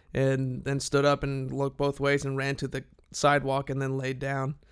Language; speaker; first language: English; non-native, fluent; Spanish